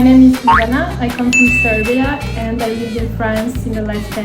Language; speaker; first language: English; non-native, fluent; Serbian